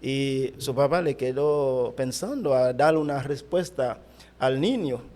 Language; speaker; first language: Spanish; non-native, fluent; Haitian Creole